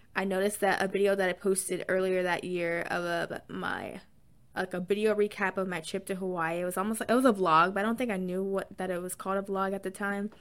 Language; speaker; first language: English; native; English